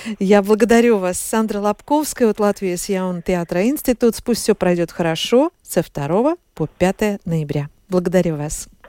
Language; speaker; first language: Russian; native; Russian